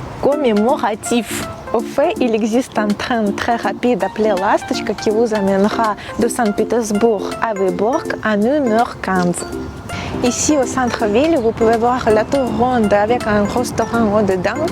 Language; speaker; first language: French; non-native, fluent; Russian